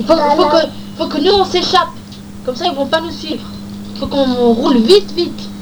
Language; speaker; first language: French; native; French